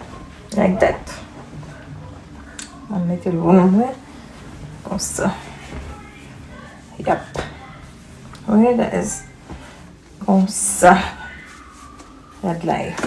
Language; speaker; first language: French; non-native, learner; Haitian Creole